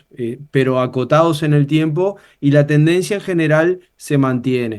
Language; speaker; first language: Spanish; native; Spanish